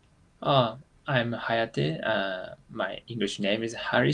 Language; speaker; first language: English; non-native, learner; Japanese